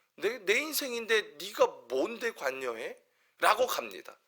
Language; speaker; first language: Korean; native; Korean